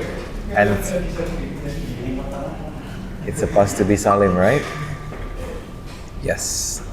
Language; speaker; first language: English; non-native, fluent; Indonesian